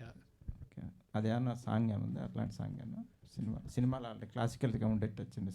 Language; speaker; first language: Telugu; native; Telugu